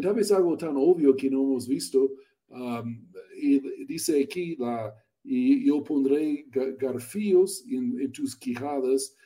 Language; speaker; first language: Spanish; non-native, learner; English